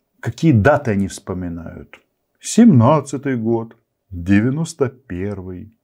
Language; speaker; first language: Russian; non-native, local second language; Ukrainian